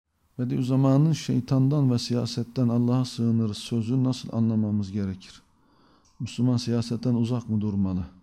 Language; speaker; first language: Turkish; native; Turkish